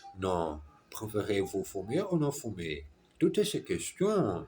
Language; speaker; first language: French; non-native, learner; German